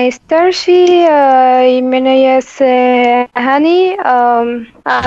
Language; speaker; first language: Czech; non-native, learner; Arabic